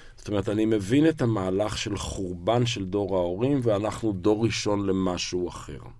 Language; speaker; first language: Hebrew; native; Hebrew